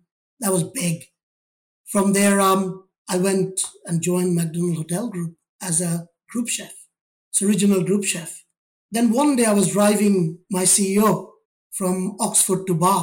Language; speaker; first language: English; non-native, local second language; Bangla